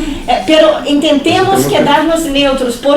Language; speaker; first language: Spanish; non-native, fluent; Portuguese